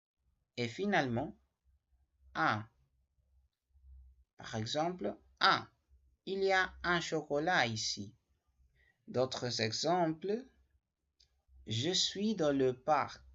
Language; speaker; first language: French; non-native, learner; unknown